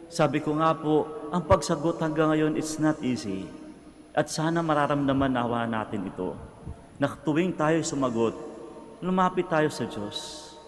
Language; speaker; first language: Filipino; non-native, local second language; Cebuano